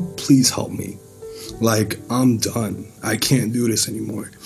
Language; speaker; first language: English; early bilingual, other home language; Persian